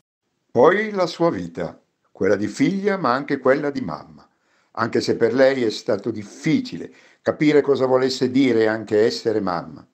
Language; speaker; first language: Italian; native; Italian